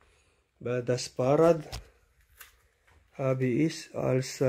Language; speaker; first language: German; non-native, learner; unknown